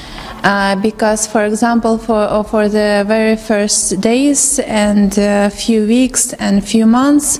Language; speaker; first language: English; non-native, local second language; Ukrainian